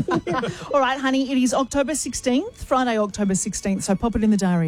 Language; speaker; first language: English; native; English